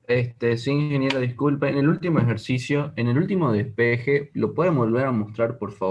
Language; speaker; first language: Spanish; native; Spanish